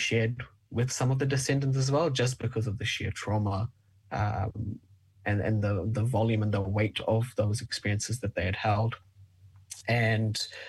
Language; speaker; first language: English; native; English